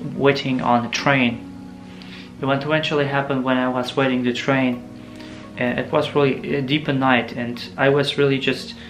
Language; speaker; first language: English; non-native, fluent; Russian